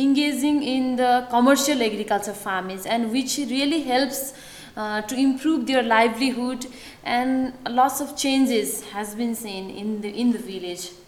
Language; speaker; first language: English; non-native, fluent; Nepali